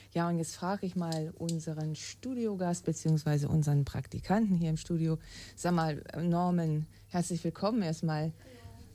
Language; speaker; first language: German; native; German